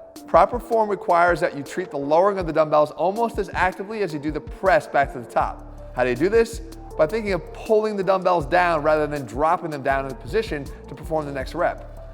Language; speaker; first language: English; native; English